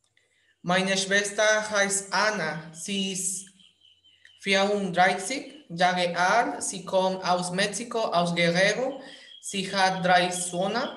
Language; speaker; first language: German; non-native, learner; Spanish